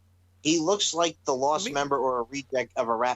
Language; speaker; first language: English; native; English